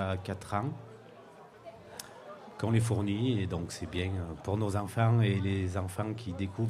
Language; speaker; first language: French; native; French